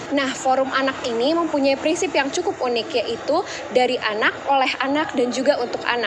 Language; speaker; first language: Indonesian; native; Indonesian